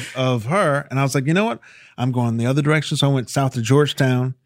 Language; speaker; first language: English; native; English